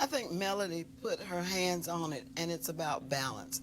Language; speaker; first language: English; native; English